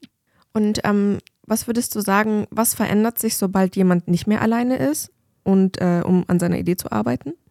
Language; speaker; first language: German; native; German